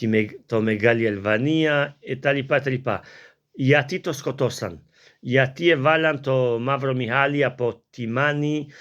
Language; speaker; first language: Greek; non-native, learner; Albanian